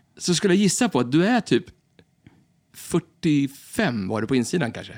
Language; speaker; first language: Swedish; native; Swedish